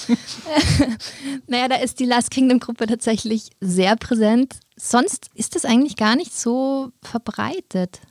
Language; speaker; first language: German; native; German